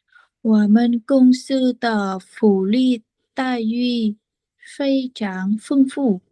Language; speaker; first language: Chinese; non-native, learner; Vietnamese